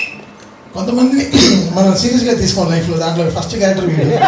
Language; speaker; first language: Telugu; native; Telugu